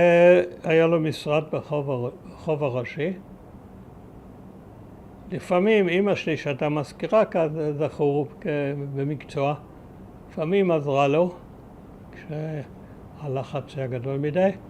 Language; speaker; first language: Hebrew; early bilingual, other home language; German